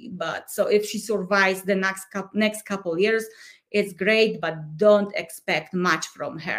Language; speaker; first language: English; non-native, fluent; Polish